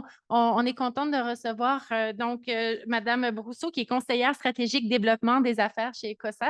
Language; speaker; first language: French; native; French